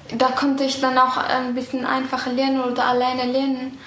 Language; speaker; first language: German; early bilingual, other home language; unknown